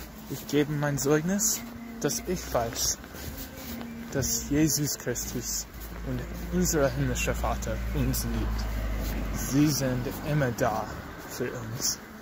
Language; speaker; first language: German; non-native, learner; English